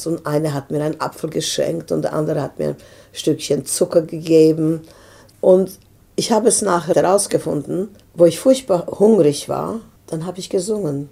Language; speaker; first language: German; non-native, fluent; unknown